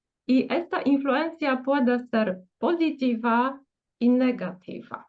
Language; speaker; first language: Spanish; non-native, fluent; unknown